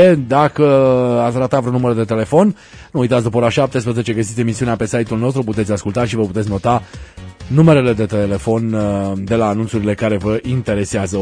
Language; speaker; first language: Romanian; native; Romanian